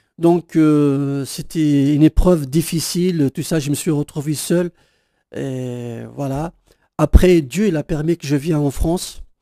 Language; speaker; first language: French; non-native, local second language; Kabyle